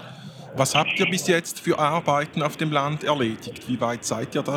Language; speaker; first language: German; native; German